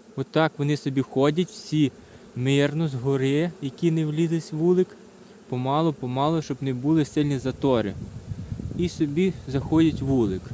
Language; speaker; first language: Ukrainian; native; Ukrainian